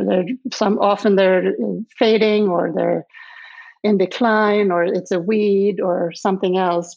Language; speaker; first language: English; non-native, fluent; Swedish